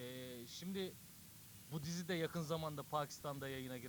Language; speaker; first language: Turkish; native; Turkish